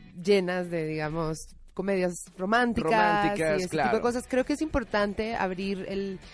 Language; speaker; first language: Spanish; native; Spanish